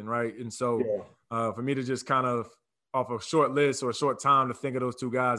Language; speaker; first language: English; native; English